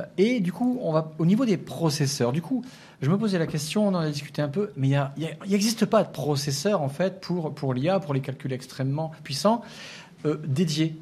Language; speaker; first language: French; native; French